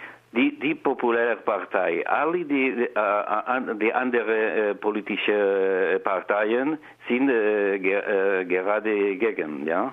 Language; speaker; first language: German; non-native, learner; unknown